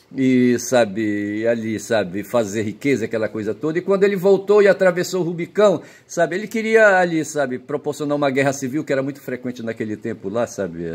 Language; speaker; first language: Portuguese; native; Portuguese